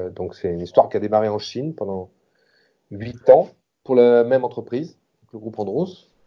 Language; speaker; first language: French; native; French